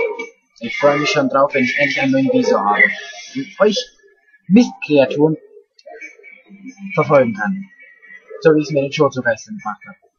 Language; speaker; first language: German; native; German